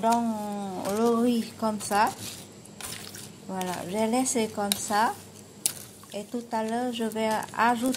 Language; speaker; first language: French; non-native, learner; Vietnamese